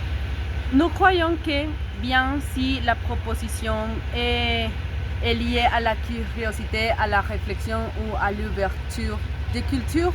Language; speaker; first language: French; non-native, learner; Spanish